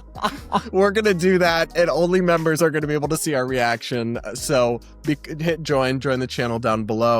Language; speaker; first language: English; native; English